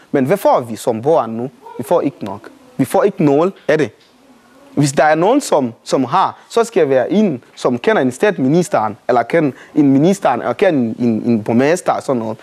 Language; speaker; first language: Danish; non-native, fluent; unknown